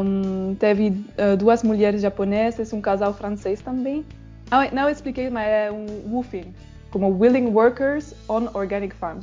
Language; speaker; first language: Portuguese; non-native, fluent; French